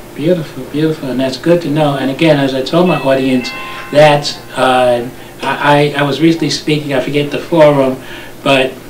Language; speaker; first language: English; native; English